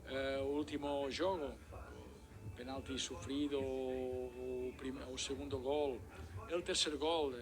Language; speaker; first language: Portuguese; non-native, learner; Spanish